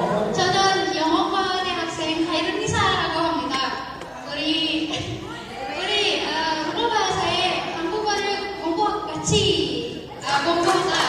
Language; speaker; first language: Korean; non-native, learner; Indonesian